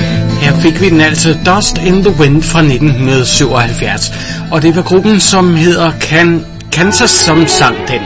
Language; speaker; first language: Danish; native; Danish